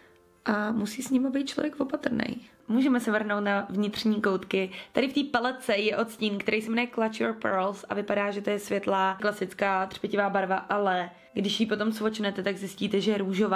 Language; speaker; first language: Czech; native; Czech